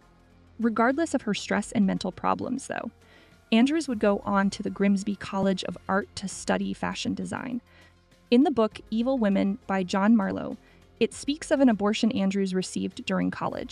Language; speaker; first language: English; native; English